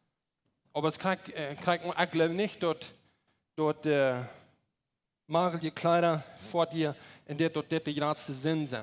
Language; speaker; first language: German; non-native, learner; Plautdietsch